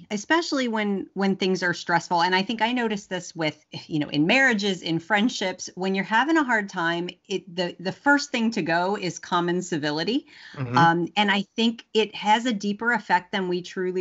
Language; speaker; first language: English; native; English